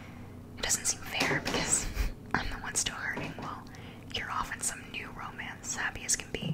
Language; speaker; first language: English; native; English